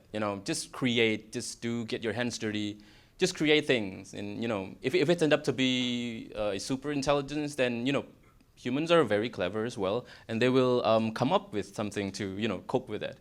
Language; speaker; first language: English; non-native, fluent; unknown